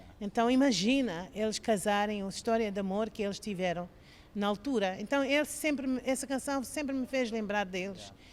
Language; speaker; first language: Portuguese; non-native, fluent; English